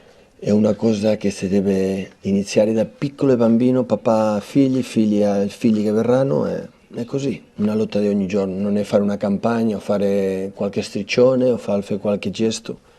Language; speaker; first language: Italian; non-native, fluent; Catalan